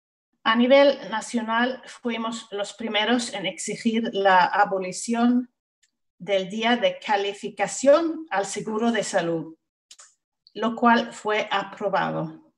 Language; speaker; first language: Spanish; non-native, fluent; Swedish